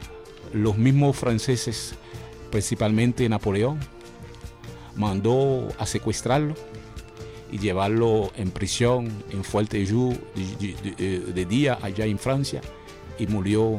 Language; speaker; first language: Spanish; non-native, fluent; Haitian Creole